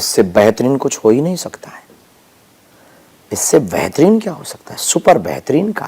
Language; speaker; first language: Hindi; native; Hindi